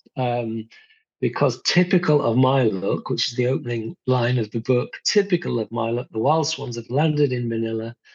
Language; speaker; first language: English; native; English